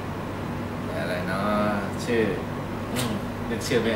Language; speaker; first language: Thai; native; Thai